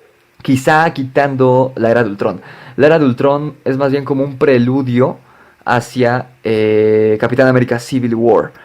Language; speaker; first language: Spanish; native; Spanish